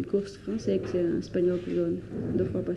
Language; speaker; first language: French; non-native, learner; Spanish